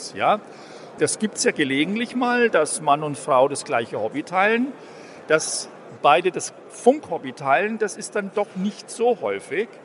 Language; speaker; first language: German; native; German